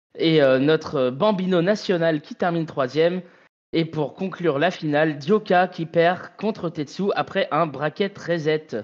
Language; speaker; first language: French; native; French